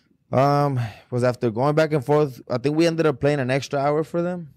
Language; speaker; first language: English; early bilingual, other home language; Spanish